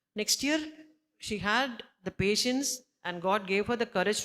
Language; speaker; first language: English; non-native, local second language; Malayalam